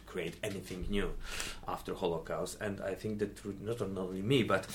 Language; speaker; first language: English; non-native, fluent; Polish